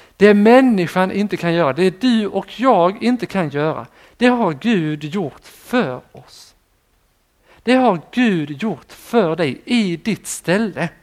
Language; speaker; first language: Swedish; native; Swedish